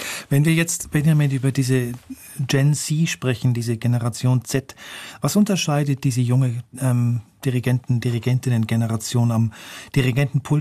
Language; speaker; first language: German; native; German